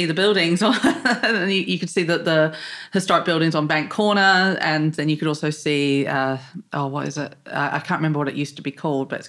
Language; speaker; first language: English; native; English